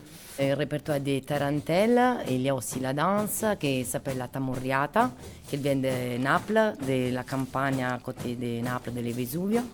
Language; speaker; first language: French; non-native, fluent; Italian